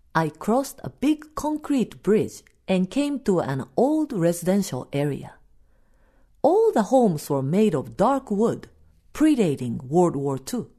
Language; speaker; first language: English; non-native, fluent; Japanese